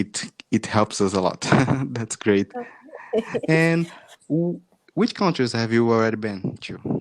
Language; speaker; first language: English; non-native, fluent; Portuguese